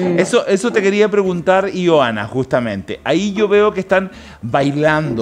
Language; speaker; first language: Spanish; native; Spanish